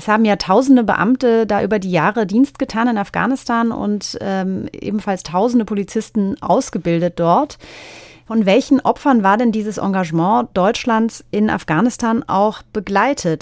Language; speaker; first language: German; native; German